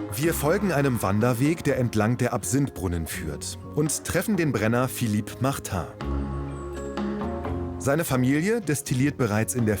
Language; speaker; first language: German; native; German